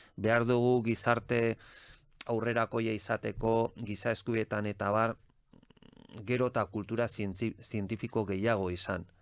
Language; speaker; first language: Basque; non-native, local second language; Spanish